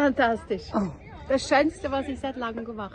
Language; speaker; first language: German; native; German